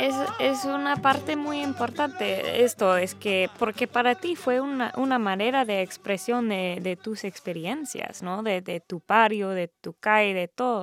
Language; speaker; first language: Spanish; early bilingual, heritage; Spanish